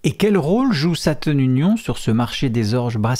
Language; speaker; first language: French; native; French